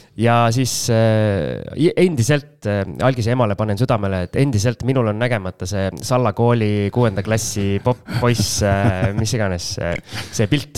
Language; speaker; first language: Estonian; native; Estonian